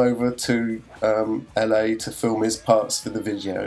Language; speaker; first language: English; native; English